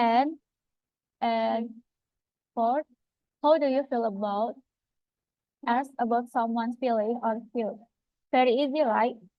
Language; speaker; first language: English; non-native, fluent; Indonesian